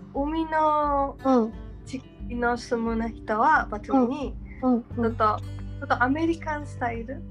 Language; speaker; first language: Japanese; non-native, learner; Georgian